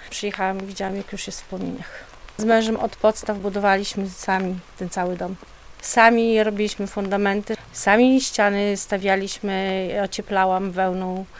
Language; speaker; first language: Polish; native; Polish